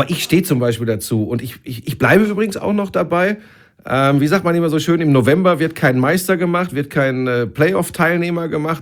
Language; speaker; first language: German; native; German